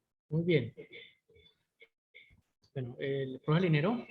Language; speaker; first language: Spanish; native; Spanish